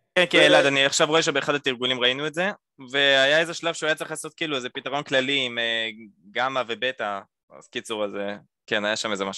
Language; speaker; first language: Hebrew; native; Hebrew